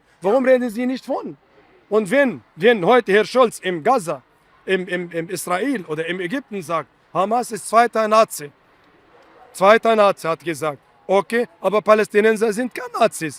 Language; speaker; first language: German; non-native, fluent; Arabic